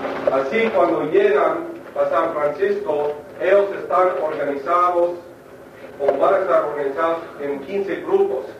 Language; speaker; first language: Spanish; non-native, fluent; English